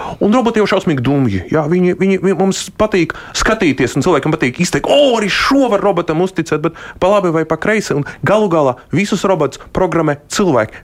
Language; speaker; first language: Latvian; non-native, local second language; Russian